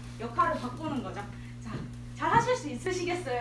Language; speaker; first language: Korean; native; Korean